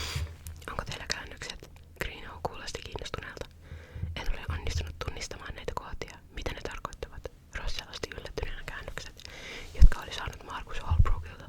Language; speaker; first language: Finnish; native; Finnish